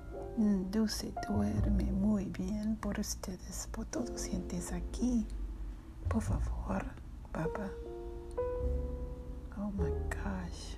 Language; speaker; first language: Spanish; non-native, learner; English